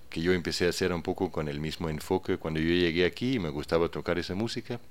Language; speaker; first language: Spanish; non-native, fluent; Danish